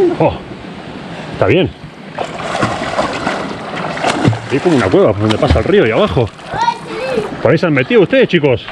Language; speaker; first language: Spanish; native; Spanish